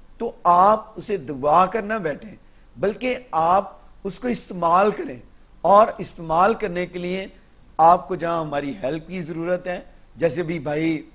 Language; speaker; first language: Urdu; non-native, local second language; Punjabi